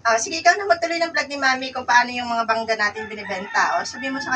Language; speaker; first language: Filipino; native; Filipino